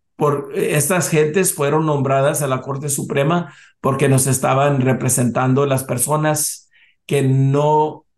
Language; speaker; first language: Spanish; early bilingual, heritage; Spanish